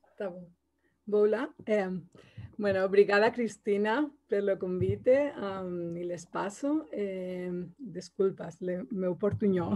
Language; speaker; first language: Portuguese; non-native, learner; Spanish